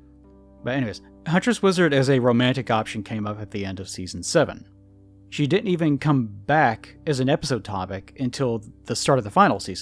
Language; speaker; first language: English; native; English